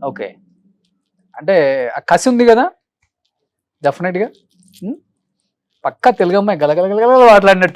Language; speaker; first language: Telugu; native; Telugu